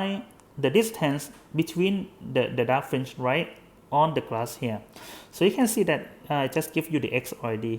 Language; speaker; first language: English; non-native, fluent; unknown